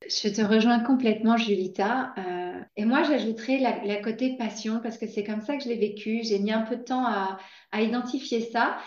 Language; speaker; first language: French; native; French